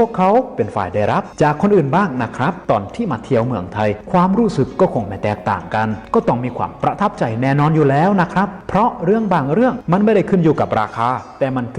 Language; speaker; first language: Thai; native; Thai